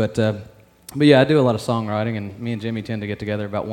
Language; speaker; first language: English; native; English